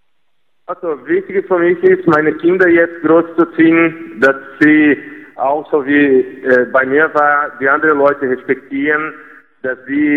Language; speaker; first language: German; non-native, fluent; Portuguese